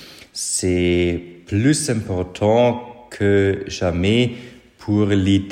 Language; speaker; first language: French; non-native, learner; German